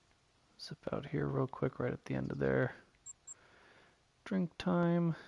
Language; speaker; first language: English; native; English